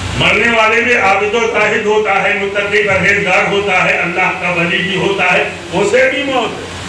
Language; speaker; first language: Urdu; native; Urdu